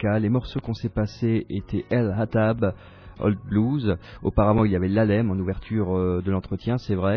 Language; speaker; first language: French; native; French